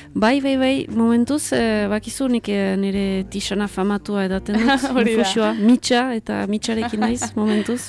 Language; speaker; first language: Basque; native; Basque